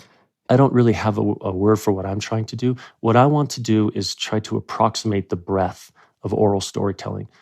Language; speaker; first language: English; native; English